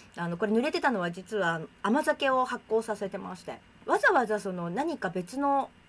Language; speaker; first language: Japanese; native; Japanese